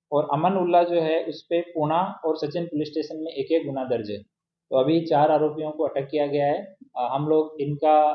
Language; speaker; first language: Hindi; non-native, local second language; Gujarati